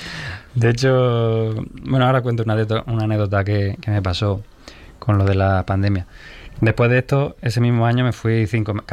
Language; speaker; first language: Spanish; native; Spanish